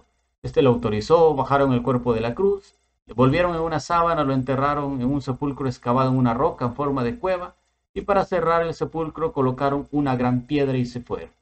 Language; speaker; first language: Spanish; native; Spanish